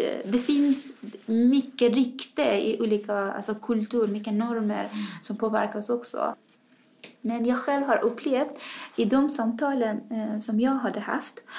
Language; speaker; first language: Swedish; non-native, fluent; Persian